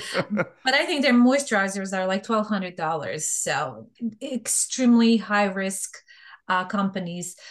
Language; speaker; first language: English; non-native, fluent; Bosnian